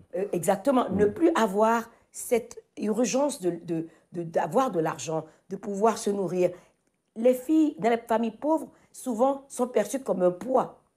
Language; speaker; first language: French; non-native, local second language; Fon